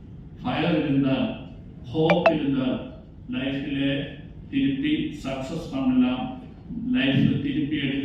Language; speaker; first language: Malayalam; non-native, learner; Tamil